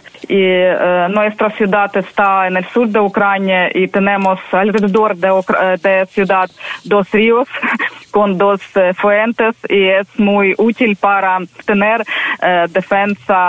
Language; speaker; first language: Spanish; non-native, fluent; Ukrainian